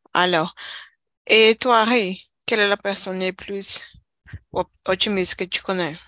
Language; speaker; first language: French; non-native, learner; Portuguese